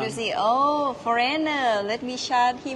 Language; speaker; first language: English; non-native, learner; Thai